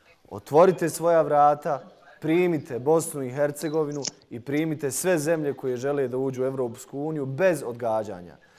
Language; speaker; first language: Croatian; native; Croatian